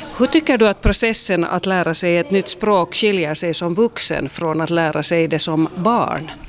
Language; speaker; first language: Swedish; native; Swedish